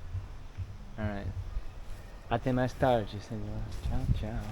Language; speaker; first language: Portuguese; non-native, learner; English